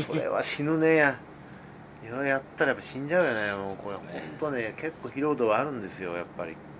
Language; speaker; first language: Japanese; native; Japanese